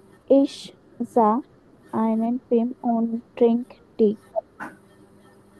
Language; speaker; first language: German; non-native, learner; Bangla